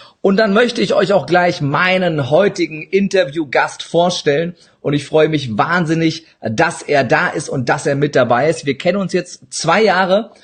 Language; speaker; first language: German; early bilingual, other home language; Turkish